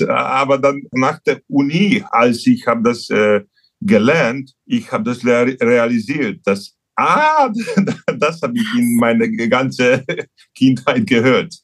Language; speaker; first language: German; non-native, learner; Hungarian